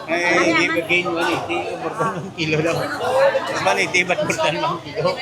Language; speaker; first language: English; non-native, learner; Hiligaynon